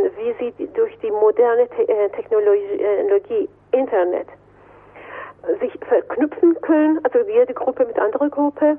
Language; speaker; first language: German; non-native, fluent; Persian